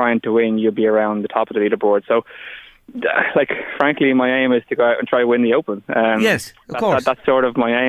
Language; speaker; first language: English; native; English